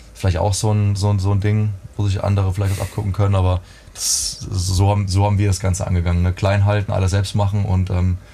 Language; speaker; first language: German; native; German